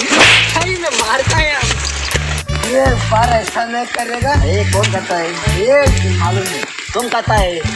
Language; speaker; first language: Hindi; non-native, local second language; Konkani